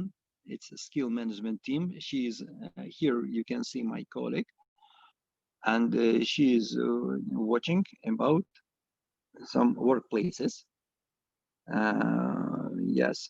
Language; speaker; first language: English; non-native, fluent; Russian